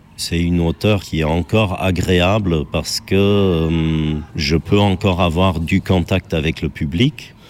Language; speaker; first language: French; non-native, fluent; German